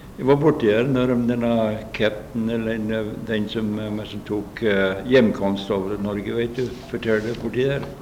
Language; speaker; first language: Norwegian; early bilingual, heritage; Norwegian